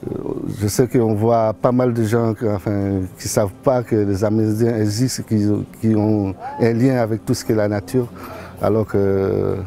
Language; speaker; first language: French; non-native, local second language; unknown